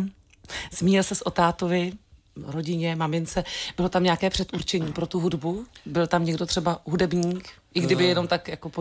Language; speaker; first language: Czech; native; Czech